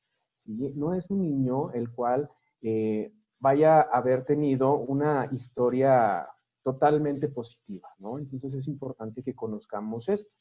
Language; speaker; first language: Spanish; native; Spanish